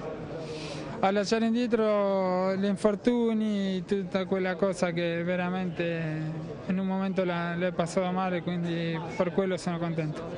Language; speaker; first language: Italian; non-native, fluent; Spanish